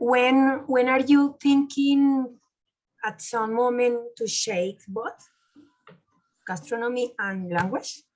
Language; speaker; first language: English; non-native, learner; Spanish